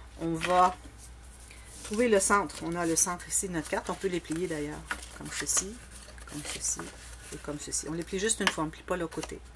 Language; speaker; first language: French; native; French